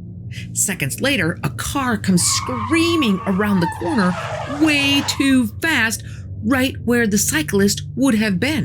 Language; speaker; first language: English; native; English